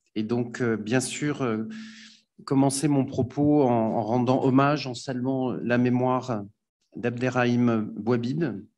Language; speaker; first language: French; native; French